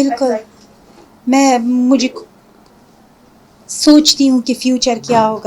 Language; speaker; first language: Hindi; non-native, fluent; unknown